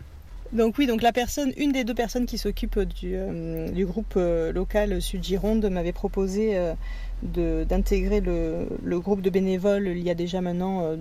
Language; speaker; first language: French; native; French